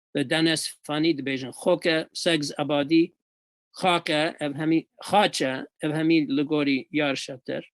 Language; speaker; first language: Kurdish; non-native, fluent; English